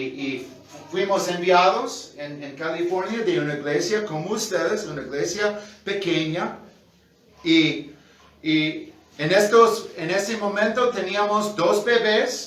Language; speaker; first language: Spanish; non-native, fluent; English